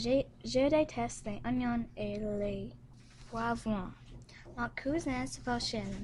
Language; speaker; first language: French; non-native, learner; English